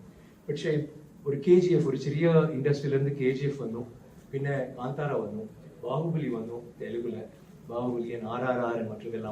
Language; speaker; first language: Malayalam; non-native, learner; Tamil